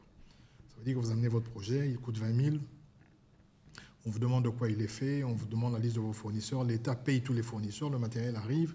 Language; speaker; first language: French; non-native, local second language; Lingala